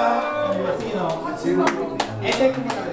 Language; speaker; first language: Spanish; early bilingual, heritage; Spanish